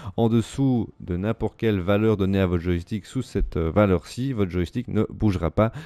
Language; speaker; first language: French; native; French